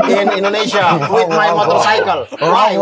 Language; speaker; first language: English; non-native, learner; Indonesian